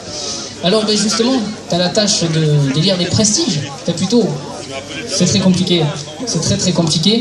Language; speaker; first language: French; native; French